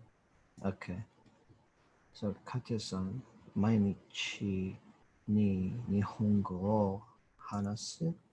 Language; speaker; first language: Japanese; non-native, learner; English